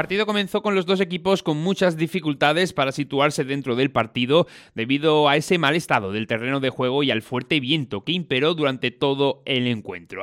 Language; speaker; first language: Spanish; native; Spanish